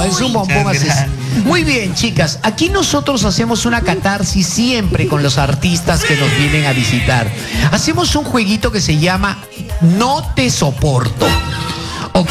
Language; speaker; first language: Spanish; native; Spanish